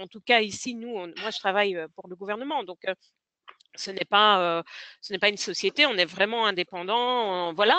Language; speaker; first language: French; native; French